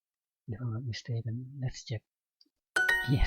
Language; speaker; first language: English; non-native, fluent; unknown